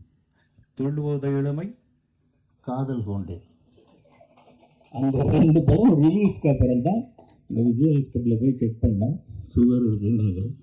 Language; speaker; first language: Tamil; native; Tamil